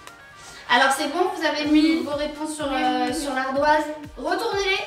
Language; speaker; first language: French; native; French